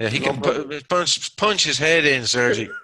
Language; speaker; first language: English; native; English